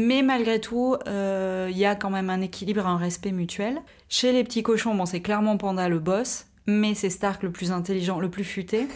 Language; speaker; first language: French; native; French